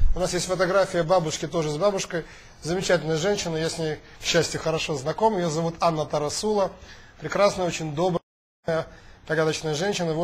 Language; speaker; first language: Russian; native; Russian